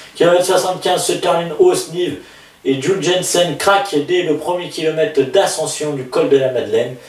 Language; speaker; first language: French; native; French